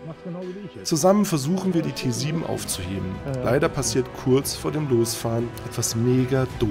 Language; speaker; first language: German; native; German